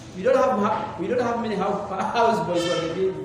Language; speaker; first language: English; non-native, local second language; Swahili